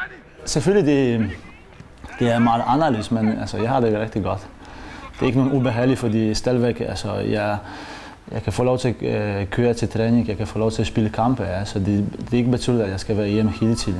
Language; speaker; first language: Danish; non-native, learner; Polish